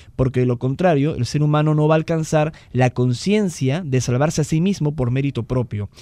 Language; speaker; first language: Spanish; native; Spanish